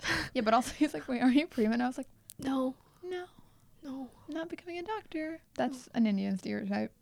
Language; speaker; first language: English; early bilingual, other home language; Telugu